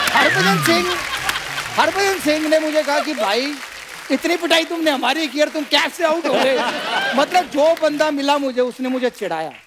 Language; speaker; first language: Hindi; native; Hindi